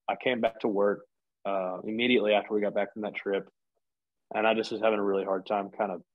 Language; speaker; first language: English; native; English